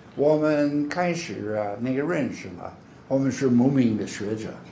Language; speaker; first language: Chinese; non-native, fluent; English